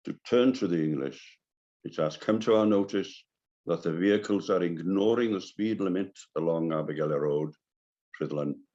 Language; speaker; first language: English; non-native, local second language; Welsh